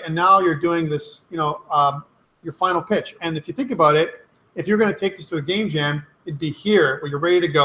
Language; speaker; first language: English; native; English